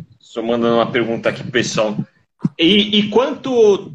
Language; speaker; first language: Portuguese; native; Portuguese